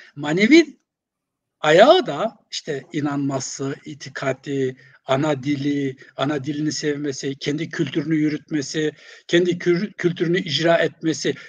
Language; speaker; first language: Turkish; non-native, local second language; Zaza